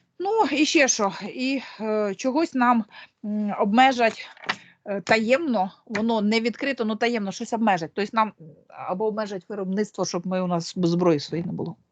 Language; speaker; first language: Ukrainian; non-native, local second language; Russian